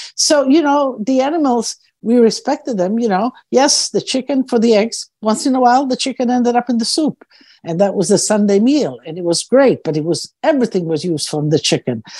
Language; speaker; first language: English; early bilingual, other home language; Croatian